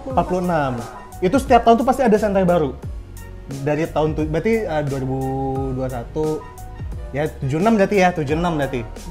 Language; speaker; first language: Indonesian; native; Indonesian